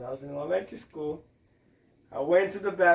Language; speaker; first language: English; early bilingual, other home language; Spanish